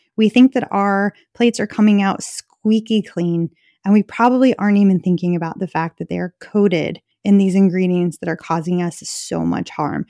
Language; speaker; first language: English; native; English